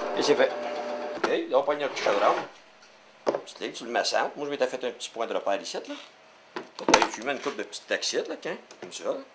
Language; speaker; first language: French; native; French